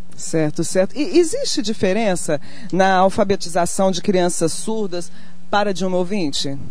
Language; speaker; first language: Portuguese; native; Portuguese